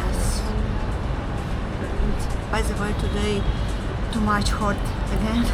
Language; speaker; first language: English; non-native, learner; Russian